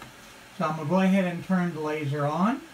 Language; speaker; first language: English; native; English